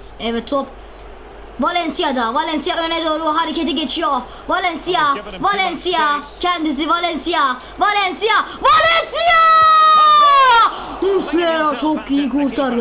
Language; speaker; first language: Turkish; non-native, learner; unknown